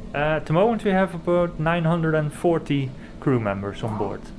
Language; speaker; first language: English; non-native, fluent; Dutch